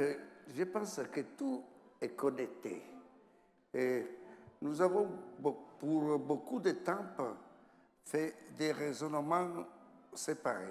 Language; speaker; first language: French; non-native, learner; Italian